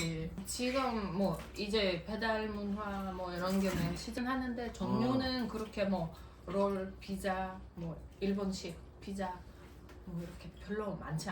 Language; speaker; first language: Korean; non-native, fluent; Russian